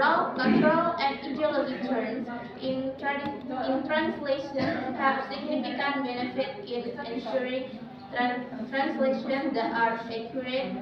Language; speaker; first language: English; non-native, learner; Indonesian